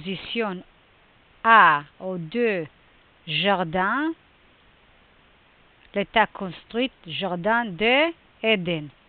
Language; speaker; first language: French; non-native, fluent; Hebrew